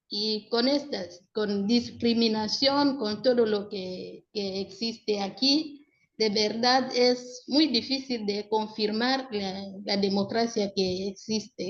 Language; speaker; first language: Spanish; non-native, local second language; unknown